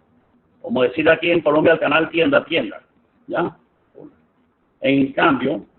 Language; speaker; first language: Spanish; native; Spanish